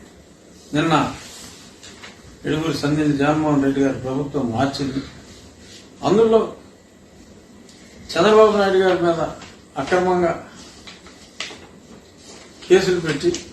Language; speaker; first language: Telugu; native; Telugu